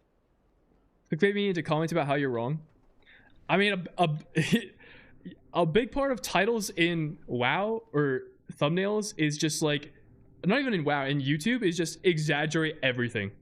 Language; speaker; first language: English; native; English